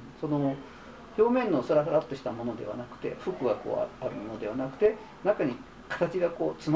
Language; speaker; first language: Japanese; native; Japanese